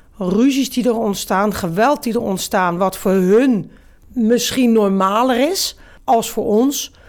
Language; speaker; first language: Dutch; native; Dutch